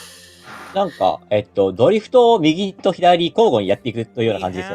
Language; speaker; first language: Japanese; native; Japanese